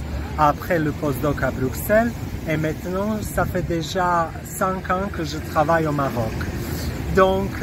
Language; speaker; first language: French; non-native, fluent; Croatian